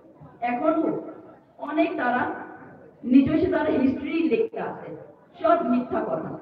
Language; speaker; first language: Bangla; non-native, local second language; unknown